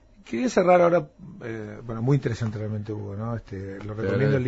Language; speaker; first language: Spanish; native; Spanish